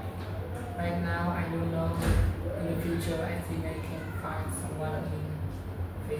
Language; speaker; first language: English; non-native, learner; Vietnamese